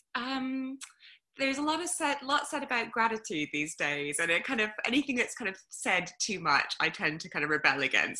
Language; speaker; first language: English; native; English